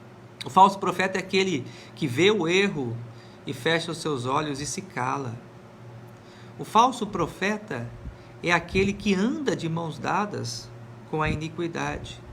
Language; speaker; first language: Portuguese; native; Portuguese